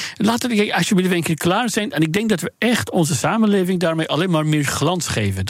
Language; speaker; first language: Dutch; non-native, fluent; Persian